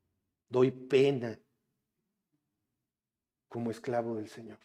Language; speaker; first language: Spanish; native; Spanish